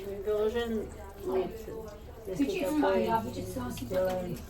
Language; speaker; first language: Russian; non-native, learner; Georgian